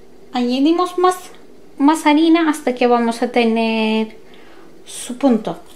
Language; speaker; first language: Spanish; non-native, learner; Turkish